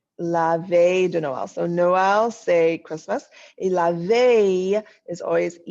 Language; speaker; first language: French; non-native, fluent; English